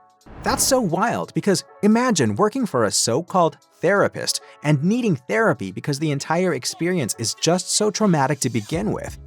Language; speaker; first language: English; native; English